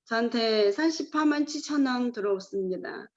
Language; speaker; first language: Korean; non-native, learner; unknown